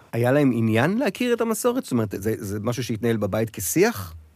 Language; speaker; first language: Hebrew; native; Hebrew